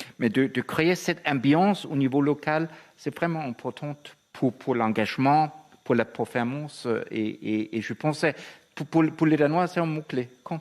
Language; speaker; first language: French; non-native, fluent; Danish